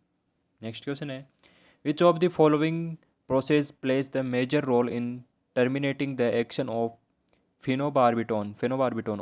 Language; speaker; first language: English; non-native, local second language; Hindi